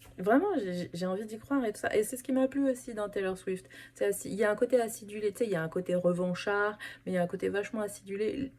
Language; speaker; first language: French; native; French